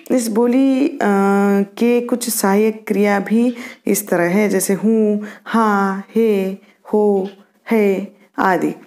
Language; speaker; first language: Hindi; non-native, local second language; Marathi